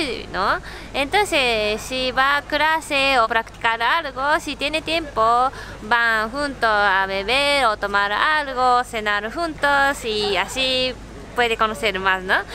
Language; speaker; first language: Spanish; non-native, learner; Japanese